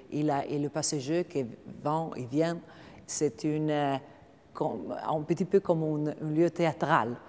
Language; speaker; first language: French; non-native, learner; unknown